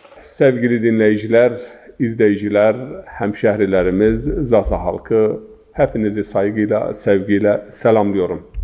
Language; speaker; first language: Turkish; non-native, local second language; Zaza